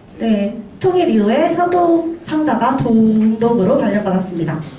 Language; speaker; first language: Korean; native; Korean